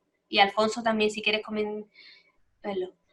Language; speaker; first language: Spanish; native; Spanish